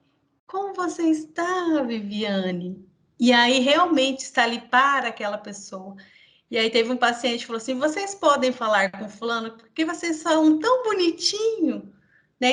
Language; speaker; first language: Portuguese; native; Portuguese